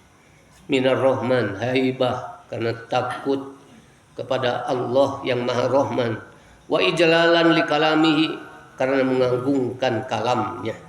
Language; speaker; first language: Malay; non-native, local second language; Sundanese